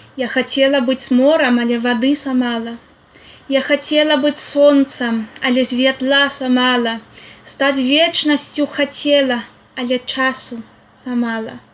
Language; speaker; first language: Belarusian; non-native, fluent; Spanish